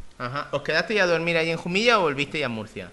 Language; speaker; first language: Spanish; native; Spanish